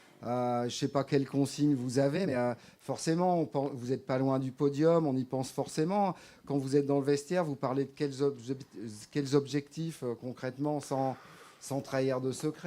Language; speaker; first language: French; native; French